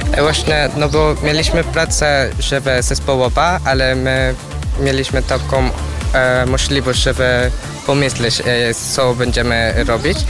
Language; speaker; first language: Polish; non-native, learner; Spanish